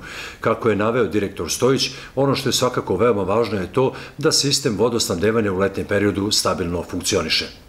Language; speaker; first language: Serbian; native; Serbian